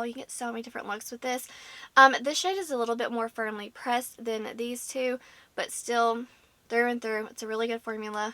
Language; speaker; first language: English; native; English